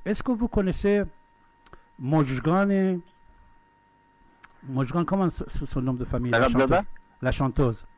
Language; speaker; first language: French; non-native, fluent; Persian